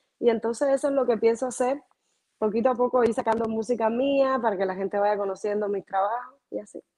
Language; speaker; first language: Spanish; native; Spanish